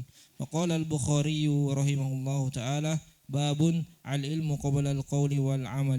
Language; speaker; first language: Arabic; non-native, learner; Indonesian